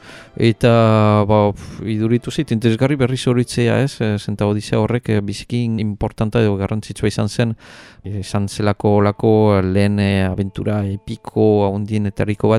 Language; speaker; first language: Basque; native; Basque